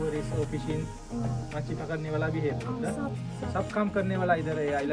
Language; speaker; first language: Hindi; non-native, learner; Sinhala